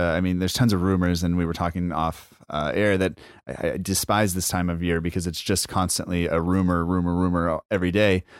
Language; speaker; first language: English; native; English